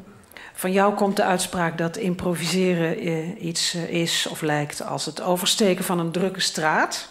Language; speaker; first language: Dutch; native; Dutch